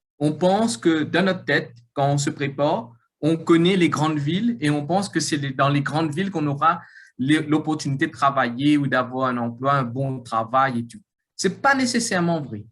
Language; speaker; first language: French; non-native, local second language; Morisyen